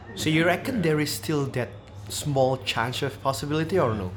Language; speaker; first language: English; non-native, fluent; Indonesian